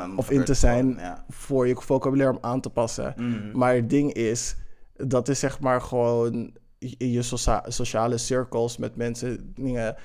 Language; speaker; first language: Dutch; early bilingual, other home language; English